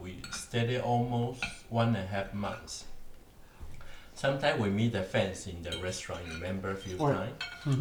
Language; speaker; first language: English; non-native, learner; Chinese